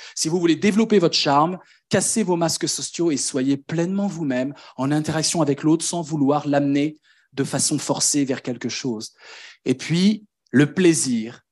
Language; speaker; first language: French; native; French